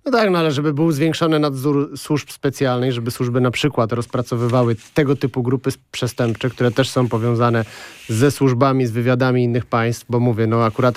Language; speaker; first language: Polish; native; Polish